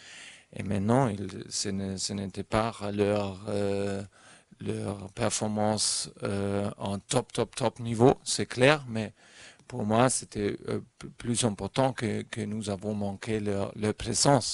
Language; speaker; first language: French; non-native, learner; German